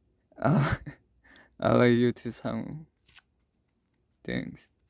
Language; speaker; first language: English; non-native, learner; Korean